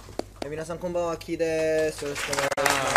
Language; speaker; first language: Japanese; non-native, fluent; Korean